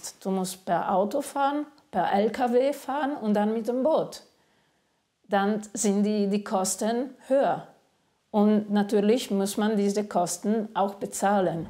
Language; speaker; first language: German; non-native, fluent; Italian